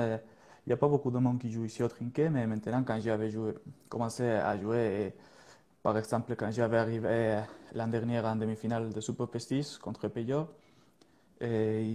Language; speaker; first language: French; non-native, learner; Spanish